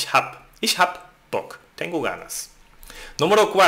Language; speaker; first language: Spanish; non-native, fluent; German